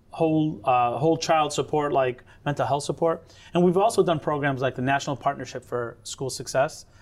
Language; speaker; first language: English; native; English